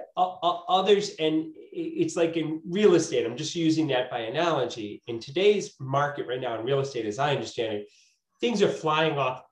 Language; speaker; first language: English; native; English